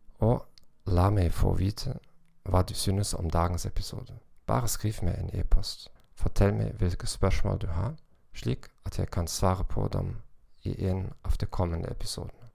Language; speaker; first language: Norwegian; non-native, learner; German